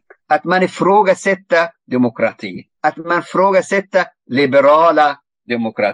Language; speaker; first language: Swedish; non-native, fluent; Arabic